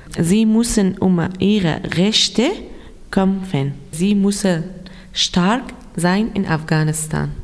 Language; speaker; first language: German; non-native, learner; Persian